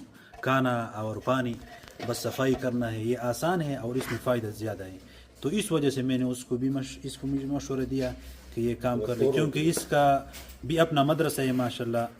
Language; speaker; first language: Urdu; non-native, local second language; Pashto